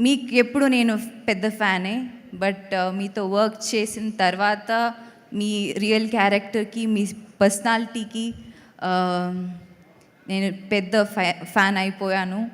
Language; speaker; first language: Telugu; non-native, local second language; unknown